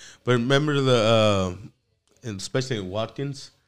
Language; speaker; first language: English; early bilingual, other home language; Spanish